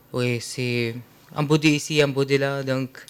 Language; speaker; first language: French; non-native, learner; Arabic